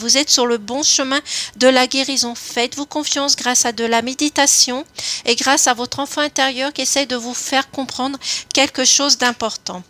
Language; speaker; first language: French; native; French